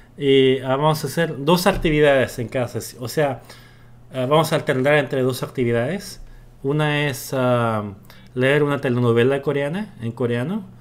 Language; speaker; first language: Spanish; early bilingual, other home language; Korean